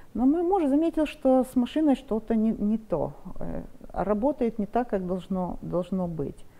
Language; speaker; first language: Russian; non-native, local second language; Romanian